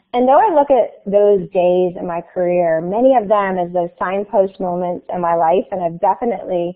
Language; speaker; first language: English; native; English